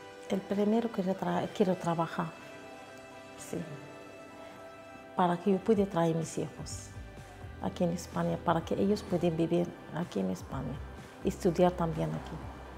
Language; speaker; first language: Spanish; non-native, learner; Arabic